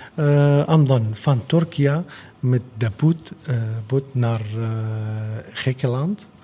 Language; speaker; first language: Dutch; non-native, learner; Arabic